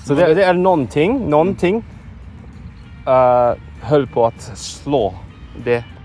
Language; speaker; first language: Swedish; non-native, learner; Cantonese